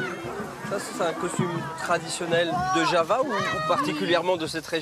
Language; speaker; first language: French; native; French